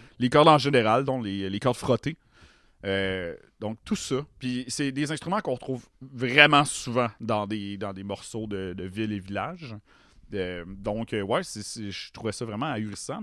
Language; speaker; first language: French; native; French